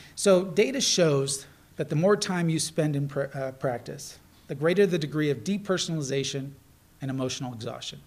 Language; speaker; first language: English; native; English